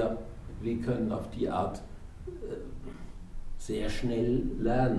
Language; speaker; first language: German; non-native, fluent; Norwegian